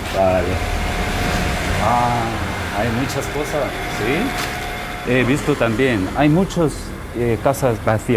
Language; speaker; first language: Spanish; non-native, learner; Korean